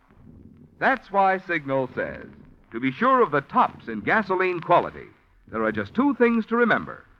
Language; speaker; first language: English; native; English